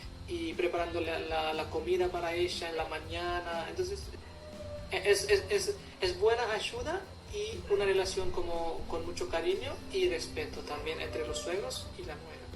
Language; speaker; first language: Spanish; non-native, fluent; Hindi